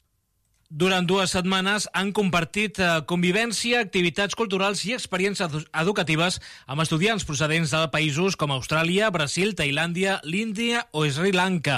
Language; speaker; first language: Catalan; native; Catalan